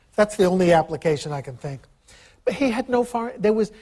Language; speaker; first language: English; early bilingual, other home language; Ukrainian